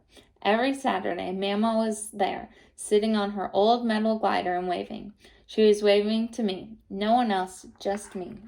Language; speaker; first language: English; native; English